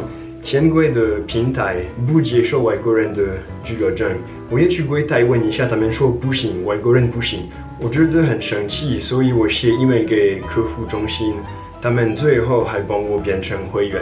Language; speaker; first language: Chinese; non-native, fluent; French